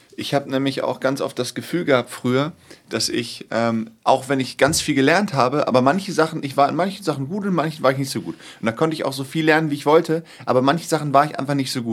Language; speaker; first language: German; native; German